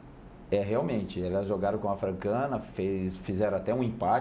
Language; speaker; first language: Portuguese; native; Portuguese